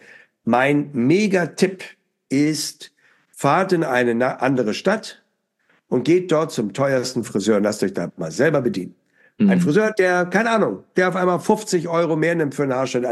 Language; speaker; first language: German; native; German